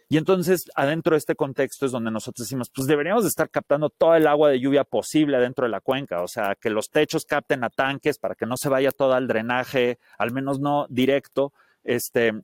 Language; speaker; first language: Spanish; early bilingual, heritage; Spanish